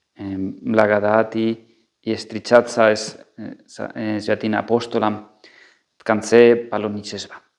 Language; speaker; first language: Russian; non-native, fluent; Spanish